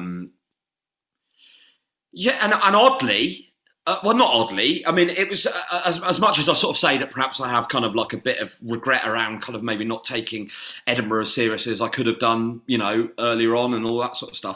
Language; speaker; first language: English; native; English